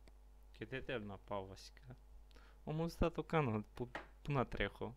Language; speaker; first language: Greek; non-native, learner; Bulgarian